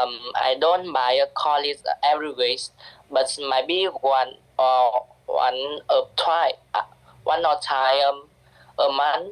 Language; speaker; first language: English; non-native, learner; Vietnamese